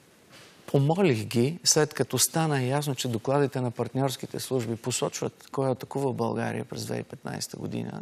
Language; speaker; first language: Bulgarian; native; Bulgarian